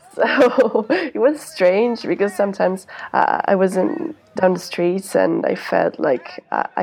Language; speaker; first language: English; non-native, fluent; Italian